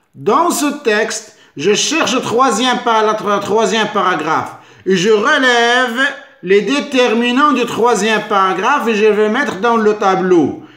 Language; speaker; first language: French; non-native, local second language; Arabic